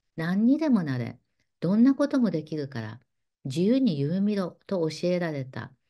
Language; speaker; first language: Japanese; native; Japanese